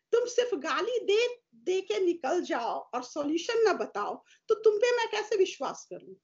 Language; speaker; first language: Hindi; native; Hindi